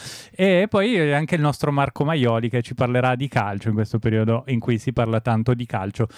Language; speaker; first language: Italian; native; Italian